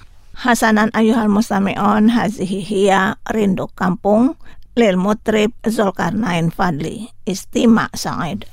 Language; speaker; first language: Arabic; non-native, fluent; Indonesian